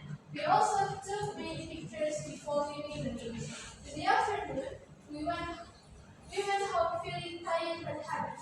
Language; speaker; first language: English; non-native, learner; Indonesian